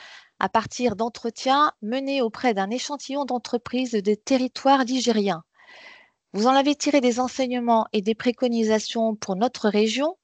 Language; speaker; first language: French; native; French